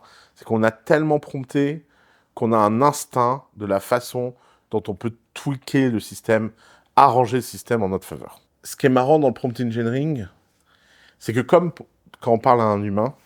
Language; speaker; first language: French; native; French